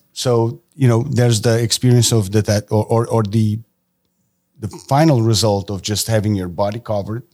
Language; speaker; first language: English; non-native, fluent; Portuguese